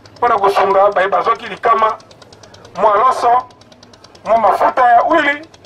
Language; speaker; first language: Lingala; native; Lingala